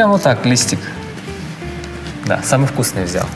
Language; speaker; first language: Russian; native; Russian